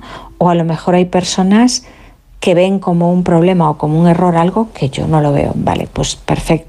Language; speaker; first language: Spanish; native; Spanish